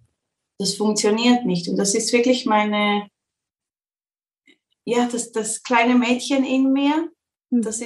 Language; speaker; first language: German; non-native, fluent; Spanish